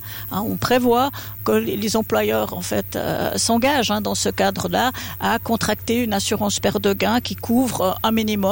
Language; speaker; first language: French; native; French